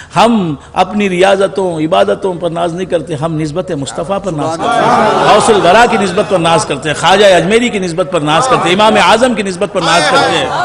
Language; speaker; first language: Urdu; native; Urdu